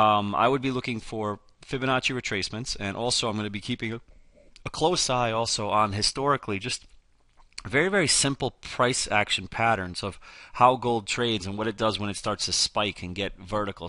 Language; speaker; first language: English; native; English